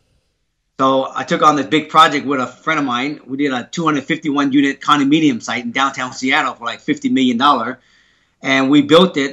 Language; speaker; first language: English; early bilingual, other home language; Vietnamese